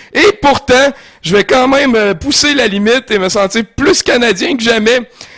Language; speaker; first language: French; native; French